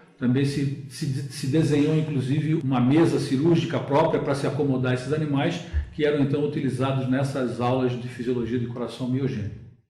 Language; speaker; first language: Portuguese; native; Portuguese